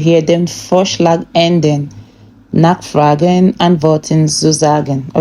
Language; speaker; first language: German; non-native, fluent; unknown